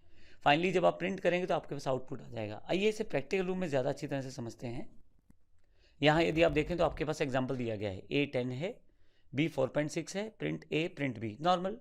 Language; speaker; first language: Hindi; native; Hindi